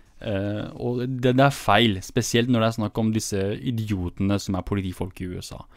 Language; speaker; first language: Norwegian; early bilingual, other home language; Kurdish